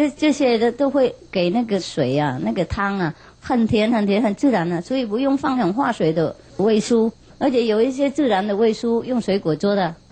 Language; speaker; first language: Chinese; non-native, fluent; Vietnamese